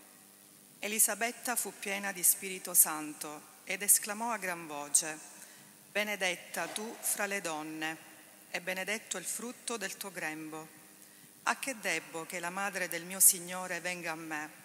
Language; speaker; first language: Italian; native; Italian